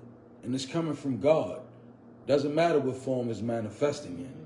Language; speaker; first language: English; native; English